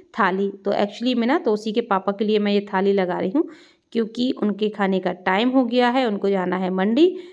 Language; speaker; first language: Hindi; native; Hindi